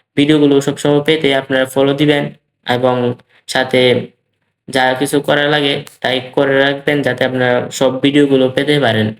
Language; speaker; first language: Bangla; native; Bangla